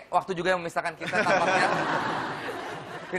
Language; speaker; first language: Indonesian; native; Indonesian